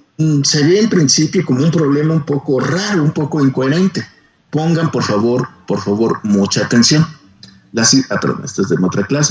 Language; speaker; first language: Spanish; native; Spanish